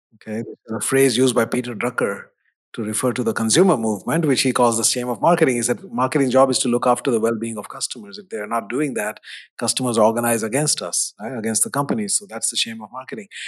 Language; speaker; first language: English; non-native, local second language; Hindi